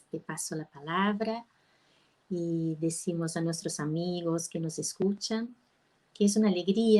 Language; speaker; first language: Spanish; non-native, fluent; Portuguese